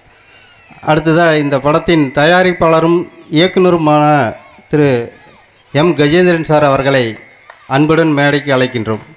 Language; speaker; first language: Tamil; native; Tamil